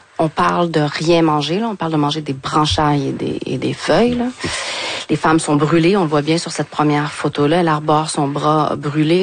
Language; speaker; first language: French; native; French